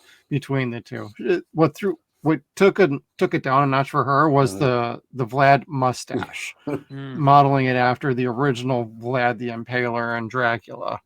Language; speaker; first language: English; native; English